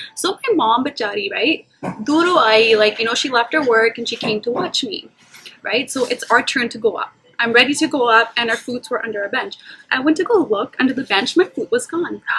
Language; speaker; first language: English; early bilingual, other home language; Punjabi